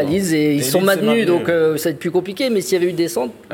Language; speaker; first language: French; native; French